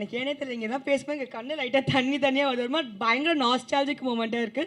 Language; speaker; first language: Tamil; native; Tamil